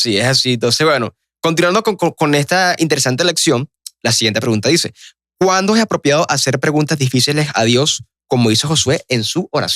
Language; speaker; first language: Spanish; native; Spanish